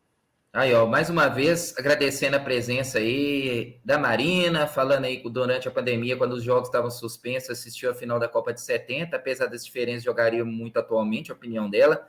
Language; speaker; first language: Portuguese; native; Portuguese